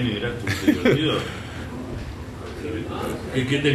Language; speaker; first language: Spanish; native; Spanish